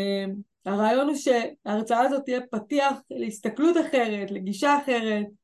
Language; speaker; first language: Hebrew; native; Hebrew